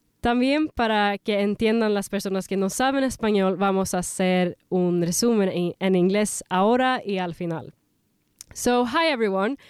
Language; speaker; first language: Spanish; non-native, learner; Swedish